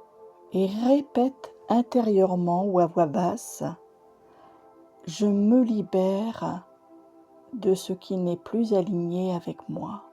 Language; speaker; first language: French; native; French